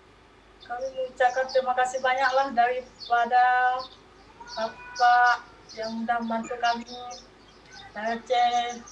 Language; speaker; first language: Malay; non-native, local second language; Achinese